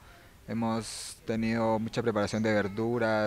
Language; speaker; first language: Spanish; native; Spanish